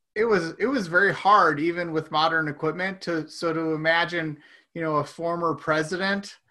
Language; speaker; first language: English; native; English